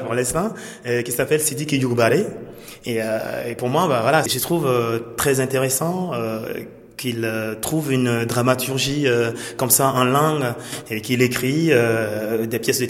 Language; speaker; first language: French; non-native, local second language; Mossi